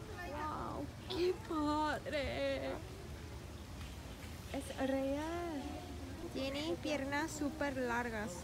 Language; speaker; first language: Spanish; non-native, fluent; Korean